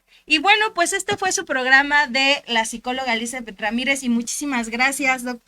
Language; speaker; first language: Spanish; native; Spanish